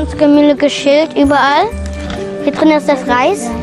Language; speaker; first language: German; early bilingual, heritage; German